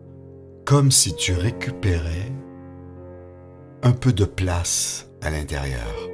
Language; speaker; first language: French; native; French